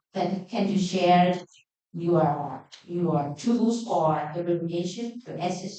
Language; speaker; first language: English; non-native, learner; Thai